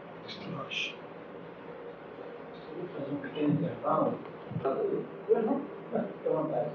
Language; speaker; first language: Portuguese; native; Portuguese